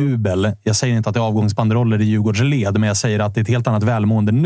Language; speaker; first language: Swedish; native; Swedish